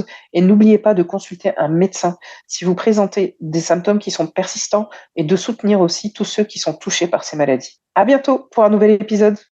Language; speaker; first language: French; native; French